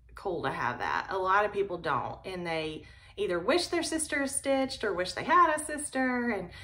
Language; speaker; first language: English; native; English